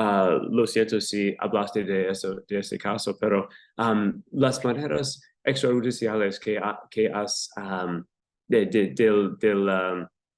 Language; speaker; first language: Spanish; non-native, learner; English